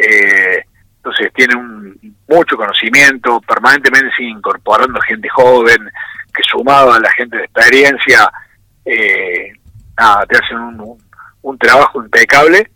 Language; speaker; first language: Spanish; native; Spanish